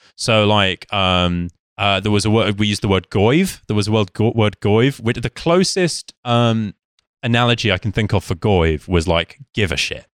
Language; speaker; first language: English; native; English